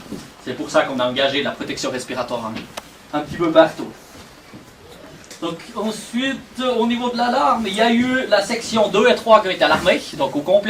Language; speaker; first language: French; native; French